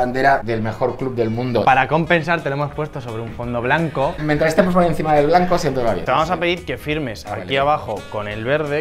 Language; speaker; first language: Spanish; native; Spanish